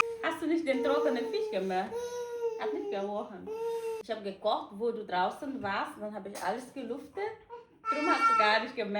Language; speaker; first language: German; non-native, learner; French